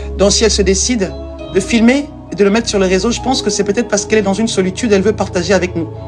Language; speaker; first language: French; non-native, local second language; Lingala